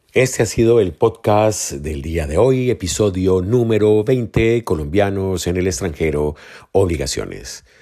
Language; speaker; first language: Spanish; native; Spanish